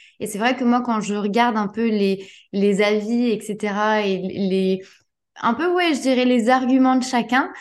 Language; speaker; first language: French; native; French